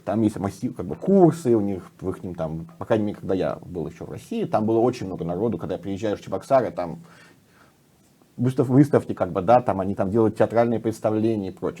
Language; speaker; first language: Russian; native; Russian